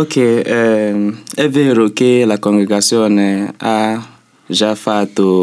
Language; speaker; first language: Italian; non-native, learner; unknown